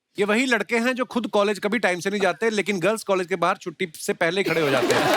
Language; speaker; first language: Hindi; non-native, local second language; Punjabi